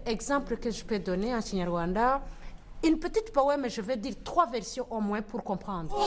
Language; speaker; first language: French; non-native, local second language; Kinyarwanda